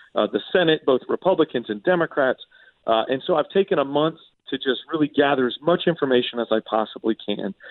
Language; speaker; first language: English; native; English